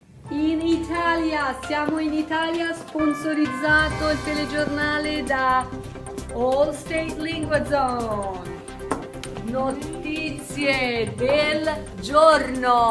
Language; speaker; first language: Italian; non-native, learner; English